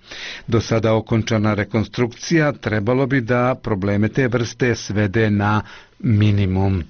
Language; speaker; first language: Croatian; native; Croatian